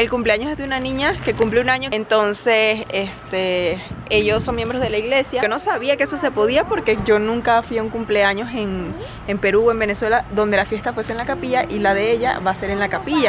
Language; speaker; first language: Spanish; native; Spanish